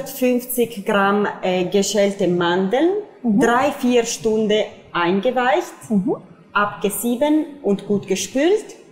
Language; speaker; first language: German; non-native, fluent; Italian